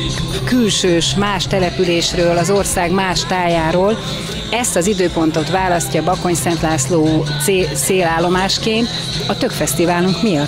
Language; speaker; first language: Hungarian; native; Hungarian